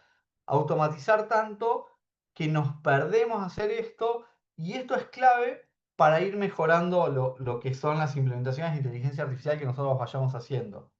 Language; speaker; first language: Spanish; native; Spanish